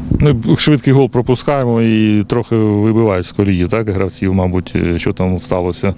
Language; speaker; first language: Ukrainian; native; Ukrainian